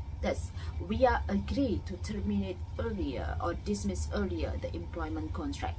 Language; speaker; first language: English; non-native, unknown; Indonesian